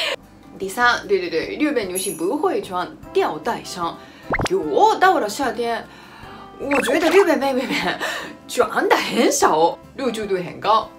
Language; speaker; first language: Chinese; non-native, fluent; Japanese